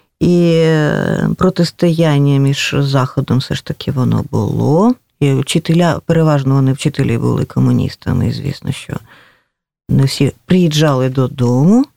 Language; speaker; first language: Ukrainian; native; Ukrainian